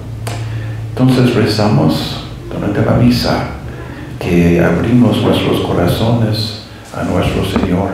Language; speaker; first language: Spanish; non-native, fluent; English